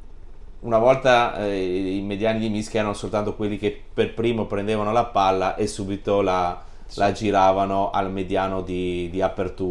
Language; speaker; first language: Italian; native; Italian